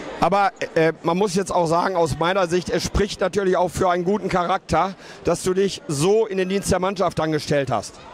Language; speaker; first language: German; native; German